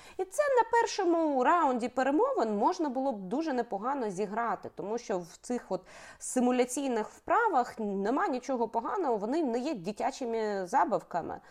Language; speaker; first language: Ukrainian; native; Ukrainian